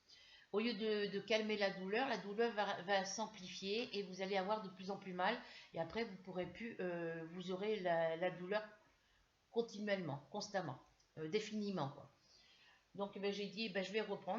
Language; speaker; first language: French; native; French